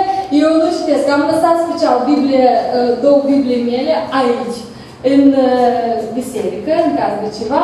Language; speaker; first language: Romanian; non-native, learner; Russian